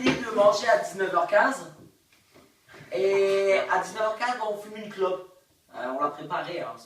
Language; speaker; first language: French; native; French